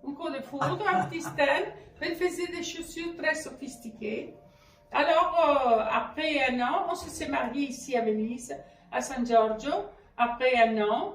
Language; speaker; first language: French; non-native, fluent; Italian